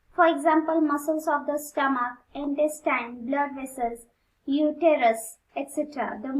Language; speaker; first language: English; non-native, local second language; Marathi